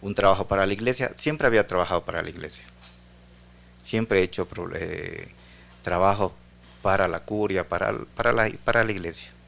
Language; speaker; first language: Spanish; native; Spanish